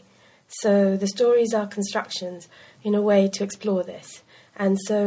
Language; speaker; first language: English; non-native, local second language; Sinhala